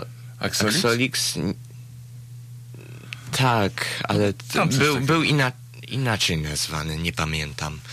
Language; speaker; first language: Polish; early bilingual, heritage; Polish